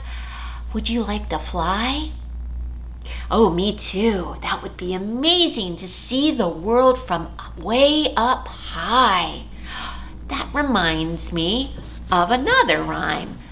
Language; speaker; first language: English; native; English